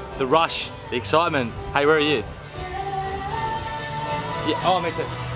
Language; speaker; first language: English; native; English